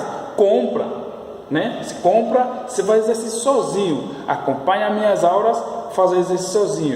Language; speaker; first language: Portuguese; non-native, fluent; French